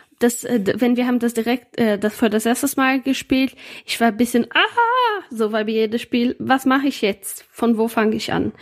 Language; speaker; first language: German; non-native, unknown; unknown